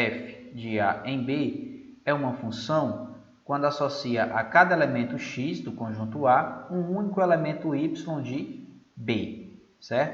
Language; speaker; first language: Portuguese; native; Portuguese